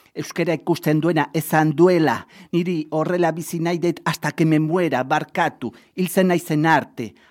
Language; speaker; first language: Basque; non-native, local second language; Spanish